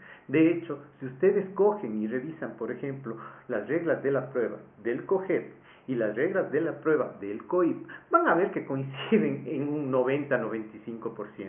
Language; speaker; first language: Spanish; native; Spanish